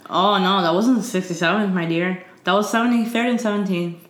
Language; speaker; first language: English; early bilingual, other home language; Spanish